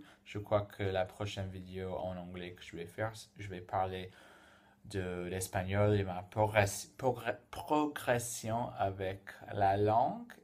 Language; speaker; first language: French; non-native, fluent; English